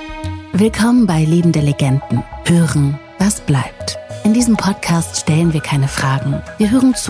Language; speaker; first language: German; native; German